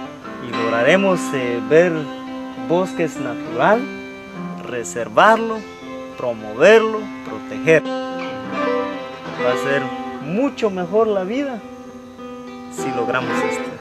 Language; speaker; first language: Spanish; non-native, local second language; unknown